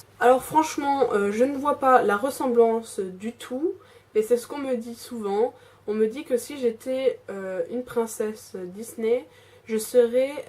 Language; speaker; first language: French; native; French